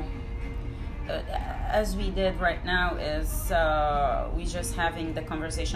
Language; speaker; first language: English; non-native, fluent; Arabic